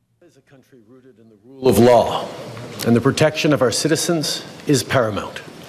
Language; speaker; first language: English; native; English